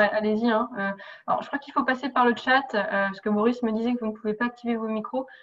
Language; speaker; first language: French; native; French